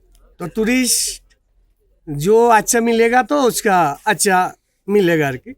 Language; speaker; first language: Hindi; non-native, local second language; Bangla